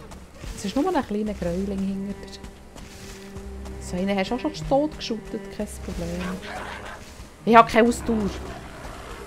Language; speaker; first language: German; native; German